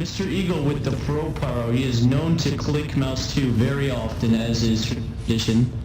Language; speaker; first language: English; native; English